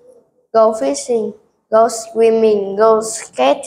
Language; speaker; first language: English; non-native, learner; Vietnamese